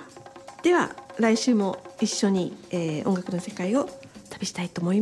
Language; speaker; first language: Japanese; native; Japanese